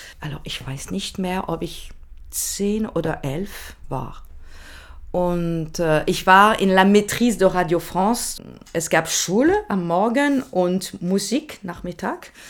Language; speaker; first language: German; non-native, learner; French